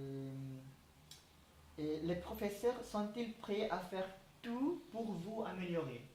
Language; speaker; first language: French; non-native, learner; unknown